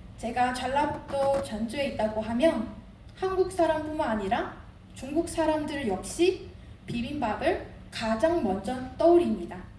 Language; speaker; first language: Korean; non-native, fluent; Chinese